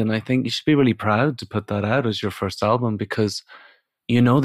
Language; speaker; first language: English; native; English